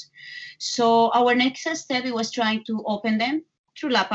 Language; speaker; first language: English; non-native, fluent; Spanish